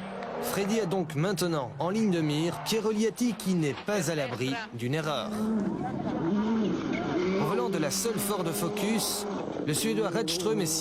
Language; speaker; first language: French; native; French